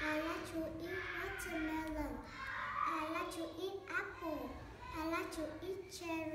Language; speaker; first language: English; non-native, learner; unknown